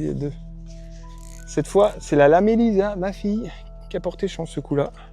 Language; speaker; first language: French; native; French